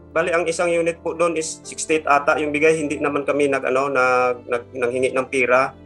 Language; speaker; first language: Filipino; non-native, local second language; Cebuano